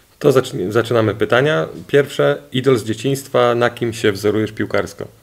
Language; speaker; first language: Polish; native; Polish